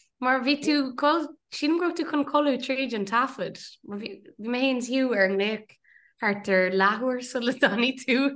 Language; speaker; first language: Irish; native; Irish